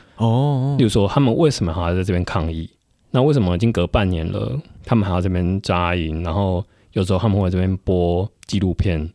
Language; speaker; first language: Chinese; non-native, local second language; Min Nan Chinese